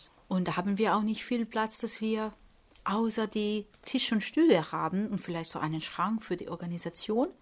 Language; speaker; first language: German; non-native, fluent; Portuguese